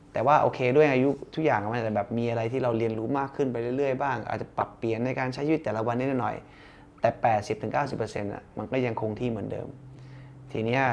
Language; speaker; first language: Thai; early bilingual, other home language; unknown